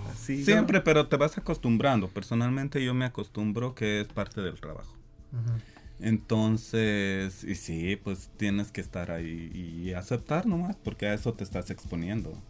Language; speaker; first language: Spanish; native; Spanish